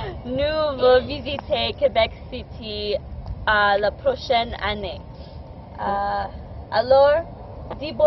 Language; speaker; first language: French; non-native, learner; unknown